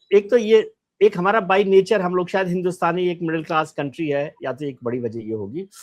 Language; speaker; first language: Hindi; native; Hindi